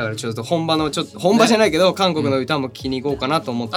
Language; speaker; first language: Japanese; native; Japanese